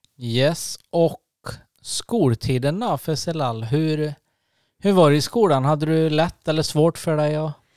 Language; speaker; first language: Swedish; native; Swedish